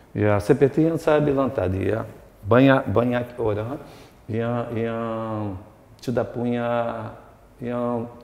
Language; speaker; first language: Indonesian; non-native, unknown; Portuguese